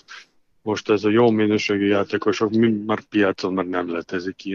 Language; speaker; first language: Hungarian; non-native, learner; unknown